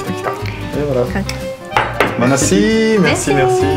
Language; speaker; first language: French; native; French